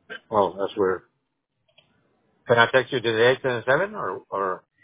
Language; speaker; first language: English; native; English